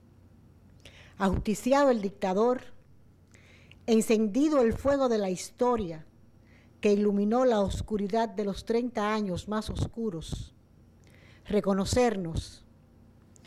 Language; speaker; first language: Spanish; native; Spanish